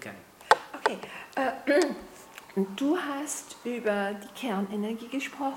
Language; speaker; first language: German; non-native, fluent; French